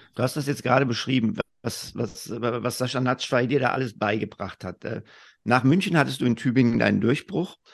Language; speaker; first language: German; native; German